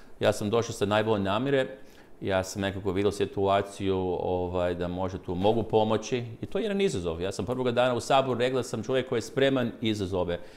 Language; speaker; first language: Croatian; early bilingual, heritage; Croatian